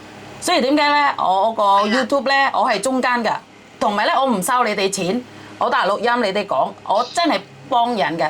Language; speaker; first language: Cantonese; non-native, fluent; Indonesian